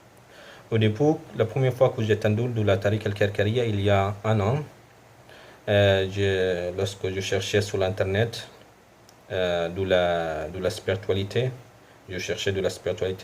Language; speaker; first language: French; non-native, local second language; Arabic